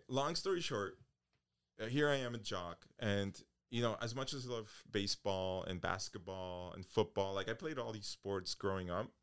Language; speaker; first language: English; early bilingual, other home language; Polish